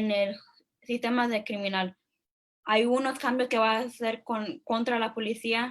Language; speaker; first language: Spanish; early bilingual, heritage; Spanish